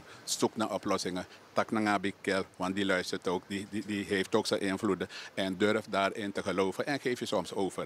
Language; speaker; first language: Dutch; native; Dutch